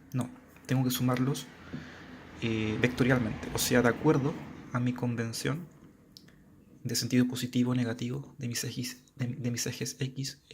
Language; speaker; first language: Spanish; native; Spanish